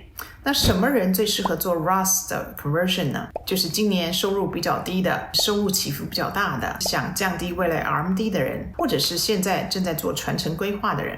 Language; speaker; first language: Chinese; native; Chinese